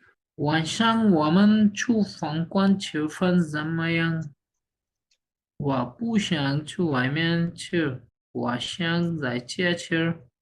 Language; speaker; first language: Chinese; non-native, learner; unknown